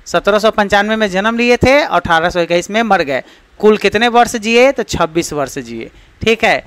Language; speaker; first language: Hindi; native; Hindi